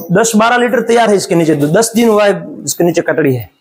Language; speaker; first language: Hindi; non-native, local second language; Gujarati